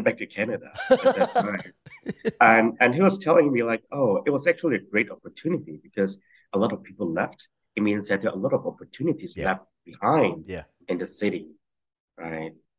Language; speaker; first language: English; non-native, local second language; Cantonese